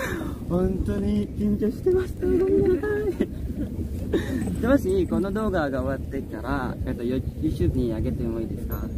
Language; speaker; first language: Japanese; non-native, learner; Indonesian